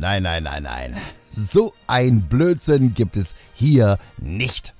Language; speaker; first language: German; native; German